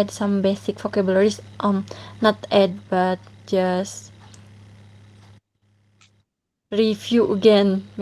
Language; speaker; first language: English; non-native, learner; Indonesian